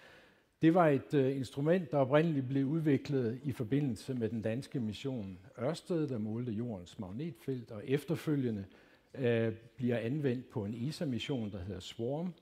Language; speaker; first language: Danish; native; Danish